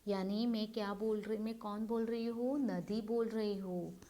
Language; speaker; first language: Hindi; non-native, local second language; Marathi